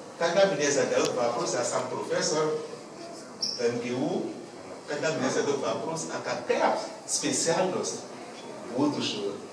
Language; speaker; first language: Russian; non-native, fluent; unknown